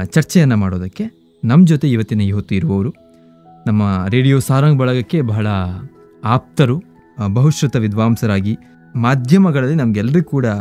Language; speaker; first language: Kannada; native; Kannada